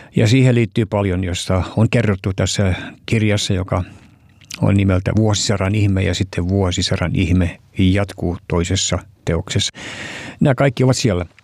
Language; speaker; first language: Finnish; early bilingual, heritage; Finnish